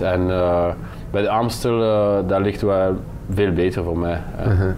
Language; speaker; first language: Dutch; non-native, local second language; French